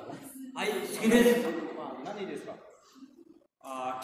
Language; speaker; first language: Japanese; non-native, learner; Uzbek